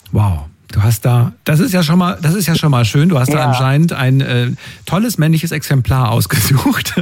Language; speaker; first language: German; native; German